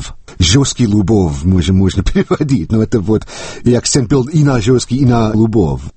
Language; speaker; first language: Russian; non-native, fluent; English